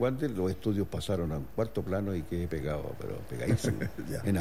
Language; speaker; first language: Spanish; native; Spanish